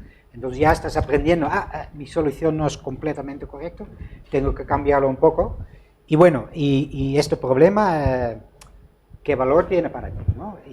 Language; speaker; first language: Spanish; non-native, fluent; Dutch